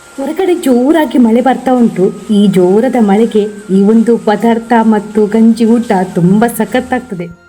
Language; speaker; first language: Kannada; non-native, local second language; Konkani